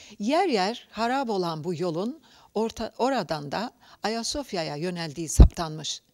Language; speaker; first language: Turkish; native; Turkish